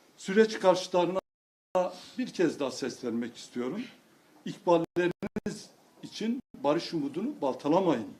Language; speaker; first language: Turkish; non-native, local second language; Kurdish